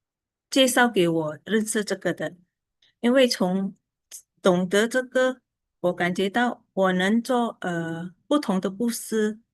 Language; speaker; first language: Chinese; early bilingual, heritage; Chinese